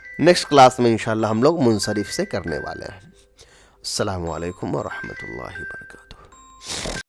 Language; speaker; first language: Urdu; native; Urdu